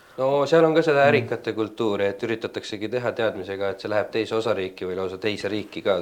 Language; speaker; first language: Estonian; native; Estonian